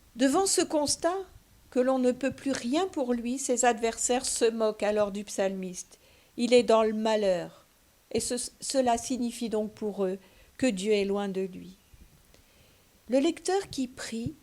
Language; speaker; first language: French; native; French